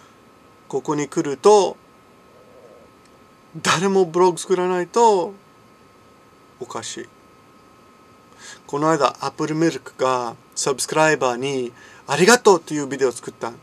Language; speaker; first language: Japanese; non-native, fluent; English